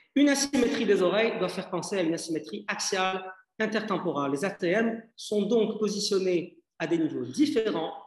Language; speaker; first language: French; non-native, local second language; Arabic